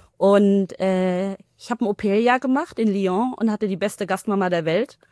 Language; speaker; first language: German; early bilingual, other home language; Tamil